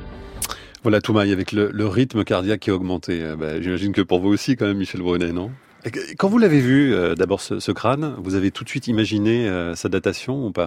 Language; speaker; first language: French; native; French